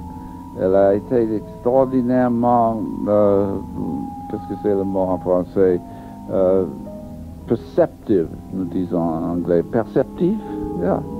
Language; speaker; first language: French; non-native, fluent; English